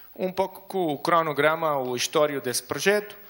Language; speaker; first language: Portuguese; non-native, fluent; German